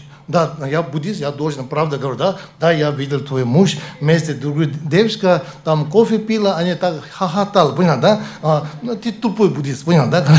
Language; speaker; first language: Russian; non-native, learner; Tibetan